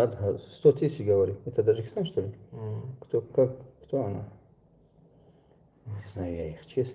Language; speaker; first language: Russian; non-native, learner; Tajik